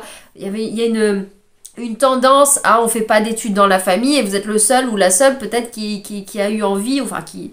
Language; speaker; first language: French; native; French